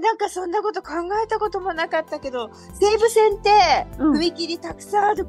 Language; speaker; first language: Japanese; native; Japanese